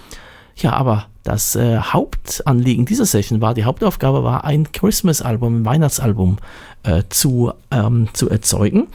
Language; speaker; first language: German; native; German